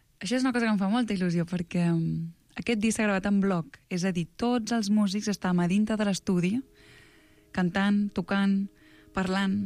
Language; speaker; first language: Catalan; native; Catalan